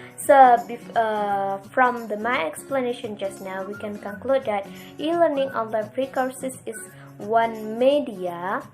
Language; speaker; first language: English; non-native, learner; Indonesian